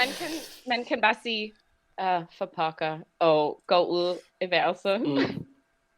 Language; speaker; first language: Danish; non-native, fluent; English